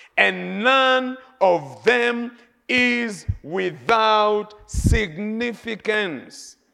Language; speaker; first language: English; non-native, local second language; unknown